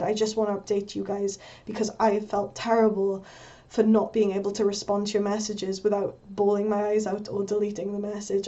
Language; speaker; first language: English; native; English